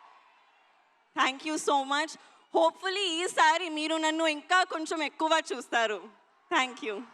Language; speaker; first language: Telugu; non-native, learner; Hindi